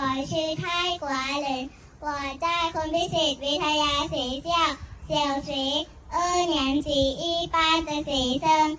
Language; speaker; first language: Chinese; non-native, learner; Thai